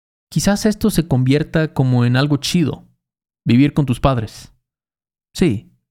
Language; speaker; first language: Spanish; native; Spanish